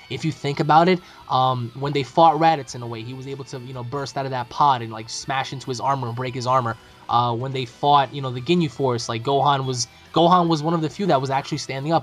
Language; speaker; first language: English; native; English